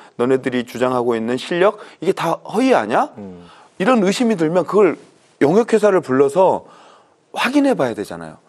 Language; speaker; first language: Korean; native; Korean